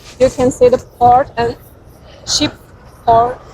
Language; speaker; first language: English; non-native, learner; Turkish